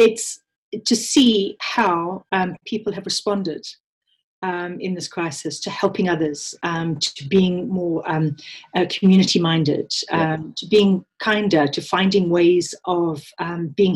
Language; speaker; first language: English; native; English